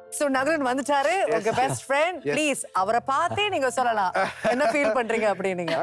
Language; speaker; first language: Tamil; native; Tamil